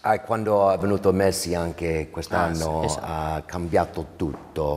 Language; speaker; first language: Italian; early bilingual, heritage; English